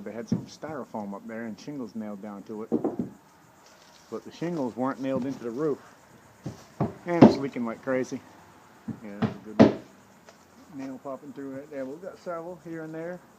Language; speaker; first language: English; native; English